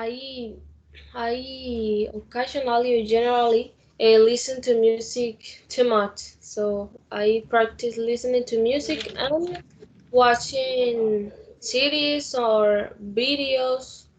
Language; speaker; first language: English; non-native, learner; Spanish